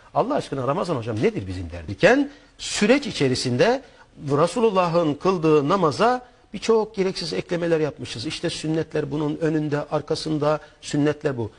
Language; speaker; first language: Turkish; native; Turkish